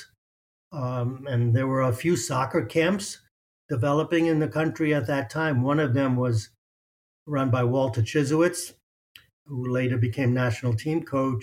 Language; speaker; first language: English; native; English